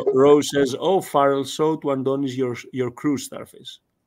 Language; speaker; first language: English; non-native, fluent; Greek